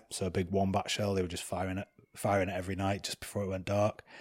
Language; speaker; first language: English; native; English